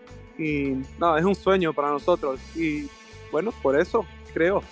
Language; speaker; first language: Spanish; non-native, fluent; Swedish